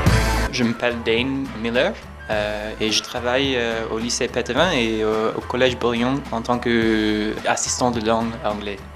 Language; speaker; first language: French; non-native, fluent; English